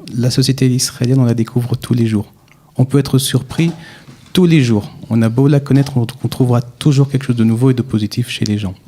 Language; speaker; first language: French; native; French